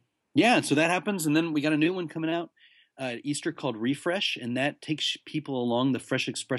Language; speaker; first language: English; native; English